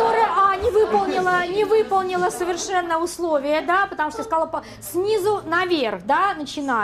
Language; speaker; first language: Russian; native; Russian